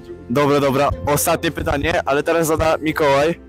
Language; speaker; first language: Polish; native; Polish